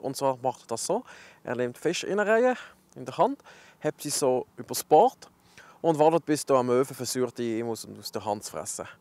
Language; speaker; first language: German; native; German